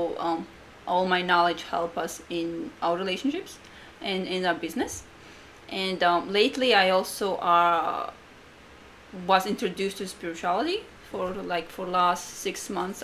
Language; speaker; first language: English; non-native, fluent; Latvian